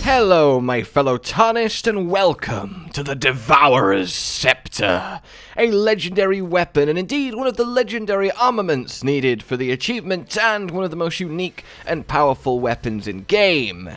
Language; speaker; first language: English; native; English